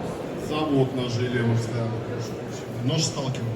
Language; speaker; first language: Russian; native; Russian